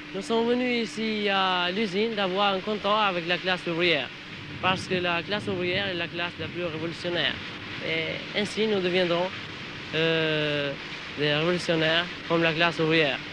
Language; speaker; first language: French; non-native, learner; Albanian